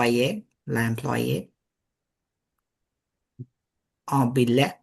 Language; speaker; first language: French; non-native, learner; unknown